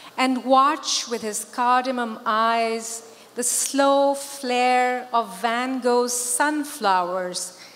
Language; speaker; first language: English; non-native, local second language; Urdu